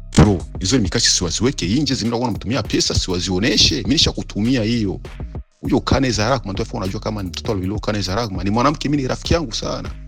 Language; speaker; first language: Swahili; non-native, local second language; Rundi